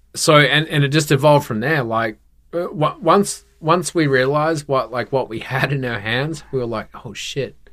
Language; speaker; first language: English; native; English